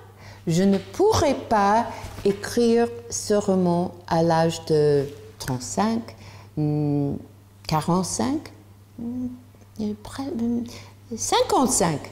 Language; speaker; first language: French; non-native, learner; English